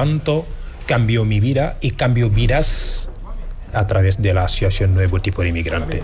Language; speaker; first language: Spanish; non-native, fluent; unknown